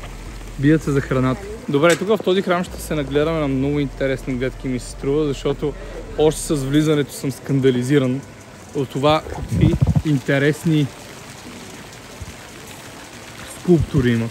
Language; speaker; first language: Bulgarian; native; Bulgarian